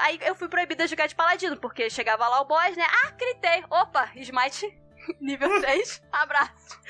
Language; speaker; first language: Portuguese; native; Portuguese